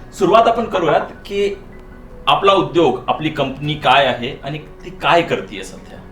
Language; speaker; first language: Marathi; native; Marathi